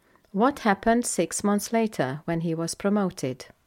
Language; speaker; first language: English; non-native, fluent; Hungarian